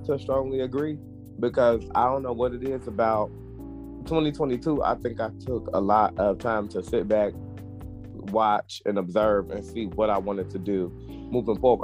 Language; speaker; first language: English; native; English